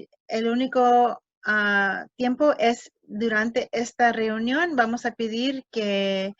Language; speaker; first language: Spanish; early bilingual, heritage; English